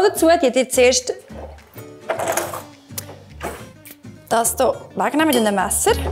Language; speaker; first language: German; native; German